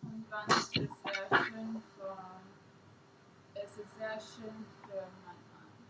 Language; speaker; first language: German; non-native, learner; English